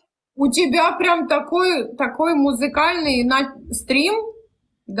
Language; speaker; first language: Russian; native; Russian